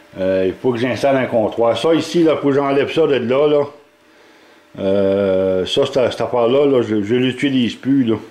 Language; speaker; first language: French; native; French